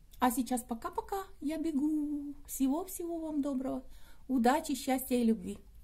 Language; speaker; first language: Russian; native; Russian